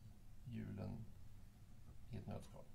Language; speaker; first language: Swedish; native; Swedish